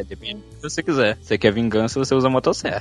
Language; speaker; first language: Portuguese; native; Portuguese